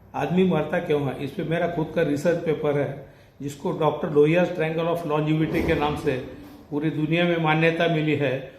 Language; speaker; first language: Hindi; non-native, local second language; Marathi